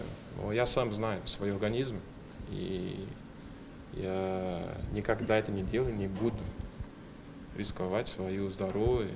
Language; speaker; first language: Russian; non-native, fluent; Portuguese